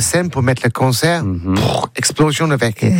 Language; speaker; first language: French; non-native, learner; English